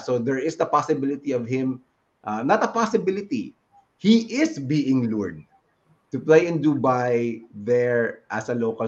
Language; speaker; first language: English; non-native, local second language; Filipino